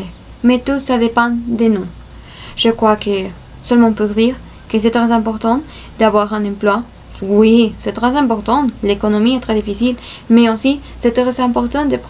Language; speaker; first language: French; non-native, fluent; Spanish